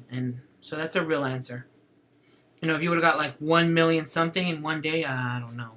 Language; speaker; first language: English; native; English